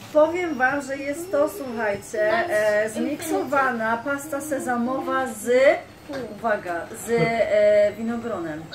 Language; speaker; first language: Polish; native; Polish